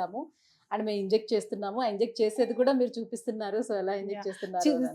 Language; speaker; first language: Telugu; native; Telugu